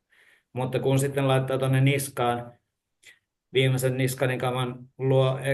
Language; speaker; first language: Finnish; native; Finnish